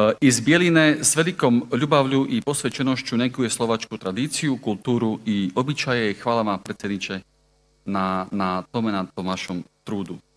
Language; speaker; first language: Bosnian; non-native, fluent; Slovak